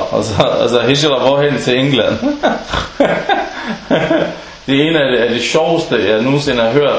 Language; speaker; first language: Danish; non-native, local second language; Arabic